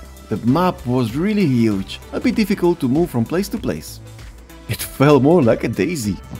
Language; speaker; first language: English; non-native, fluent; Slovak